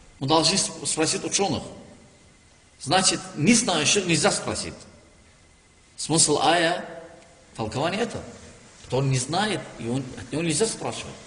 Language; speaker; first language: Russian; non-native, learner; Turkish